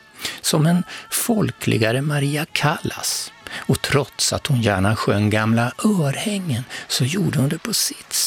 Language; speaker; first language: Swedish; native; Swedish